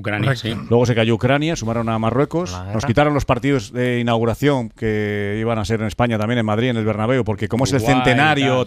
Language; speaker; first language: Spanish; native; Spanish